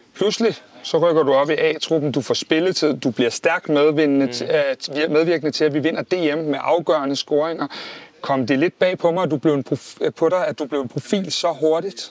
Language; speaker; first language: Danish; native; Danish